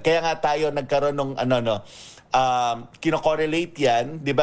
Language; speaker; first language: Filipino; native; Filipino